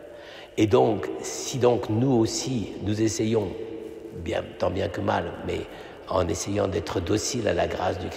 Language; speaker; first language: French; native; French